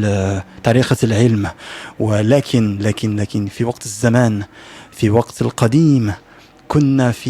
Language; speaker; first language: Arabic; non-native, learner; French